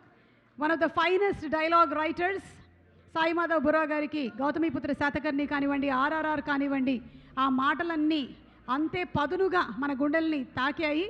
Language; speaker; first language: Telugu; native; Telugu